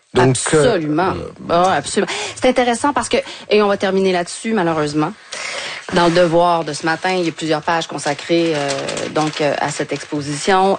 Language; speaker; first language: French; native; French